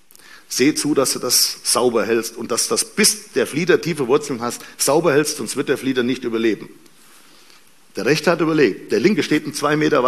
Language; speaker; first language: German; native; German